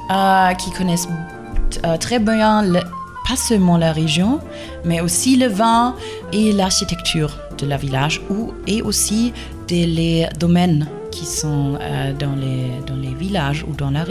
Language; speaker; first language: French; non-native, fluent; German